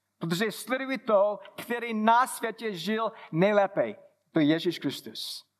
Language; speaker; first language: Czech; non-native, fluent; English